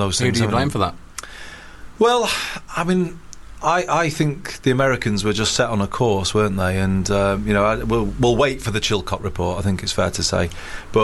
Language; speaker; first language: English; native; English